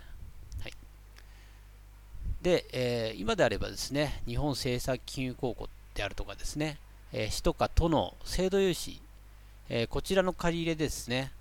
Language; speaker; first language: Japanese; native; Japanese